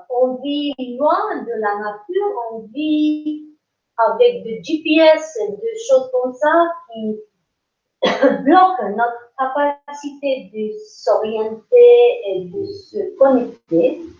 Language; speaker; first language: French; non-native, learner; English